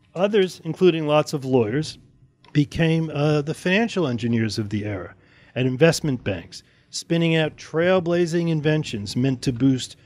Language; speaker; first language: English; native; English